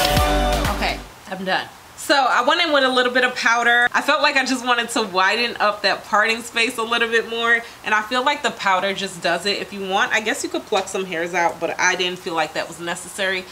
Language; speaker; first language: English; native; English